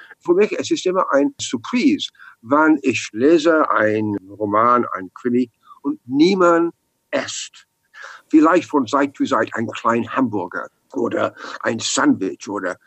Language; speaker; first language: German; non-native, learner; English